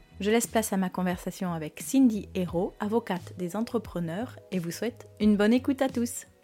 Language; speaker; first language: French; native; French